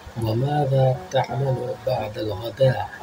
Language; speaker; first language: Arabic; non-native, fluent; Urdu